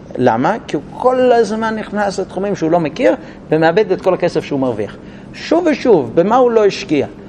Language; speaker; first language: Hebrew; non-native, fluent; English